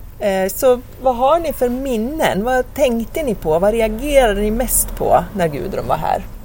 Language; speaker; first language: Swedish; native; Swedish